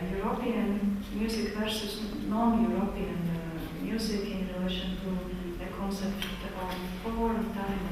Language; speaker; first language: English; non-native, fluent; Latvian